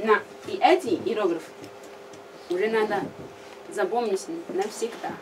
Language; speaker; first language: Russian; non-native, learner; Chinese